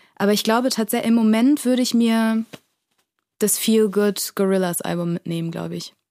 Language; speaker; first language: German; early bilingual, other home language; Portuguese